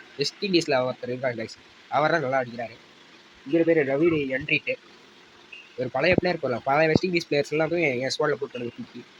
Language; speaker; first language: Tamil; non-native, local second language; Urdu